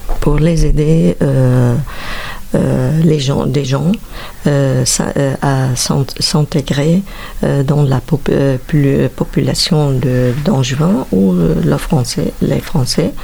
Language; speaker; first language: French; non-native, learner; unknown